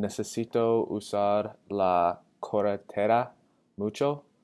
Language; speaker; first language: Spanish; non-native, learner; English